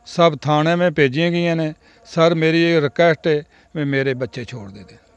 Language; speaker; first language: Punjabi; native; Punjabi